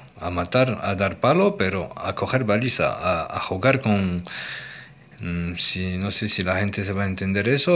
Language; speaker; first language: Spanish; non-native, learner; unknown